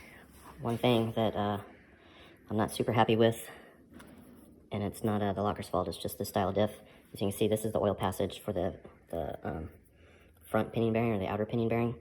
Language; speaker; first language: English; native; English